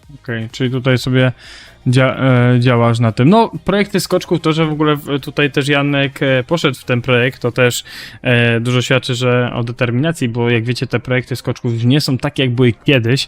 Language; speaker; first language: Polish; native; Polish